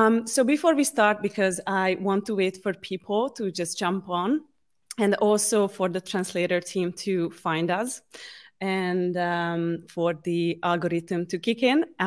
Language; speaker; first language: English; non-native, fluent; Hungarian